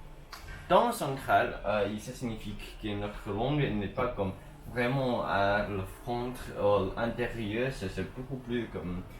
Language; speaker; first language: French; non-native, learner; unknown